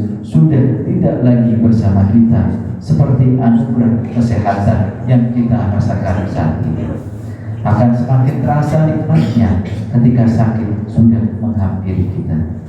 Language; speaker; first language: Indonesian; native; Indonesian